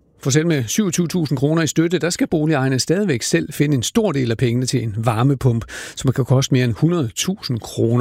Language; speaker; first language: Danish; native; Danish